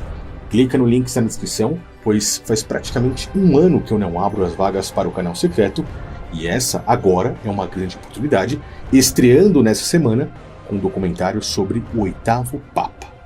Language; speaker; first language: Portuguese; native; Portuguese